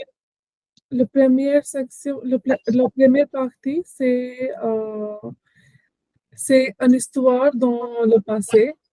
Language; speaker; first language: French; non-native, learner; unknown